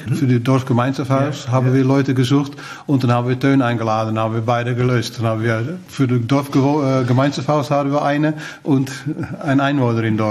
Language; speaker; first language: German; non-native, learner; Dutch